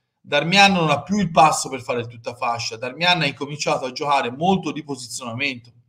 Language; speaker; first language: Italian; native; Italian